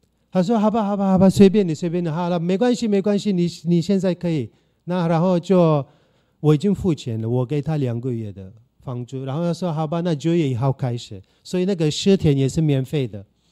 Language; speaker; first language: Chinese; non-native, fluent; Turkish